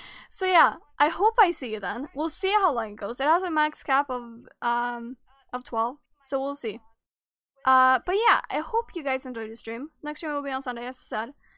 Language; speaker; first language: English; non-native, fluent; Swedish